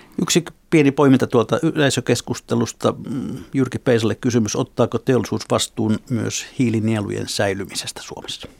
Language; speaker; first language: Finnish; native; Finnish